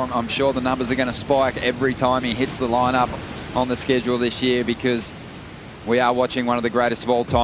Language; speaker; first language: English; native; English